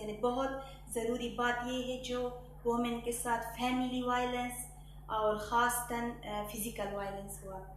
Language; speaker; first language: Hindi; non-native, fluent; Persian